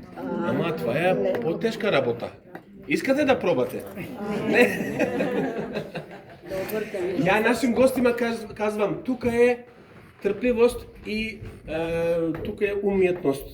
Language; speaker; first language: Bulgarian; non-native, learner; Serbian